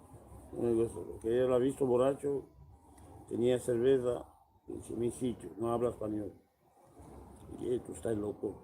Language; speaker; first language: Spanish; non-native, learner; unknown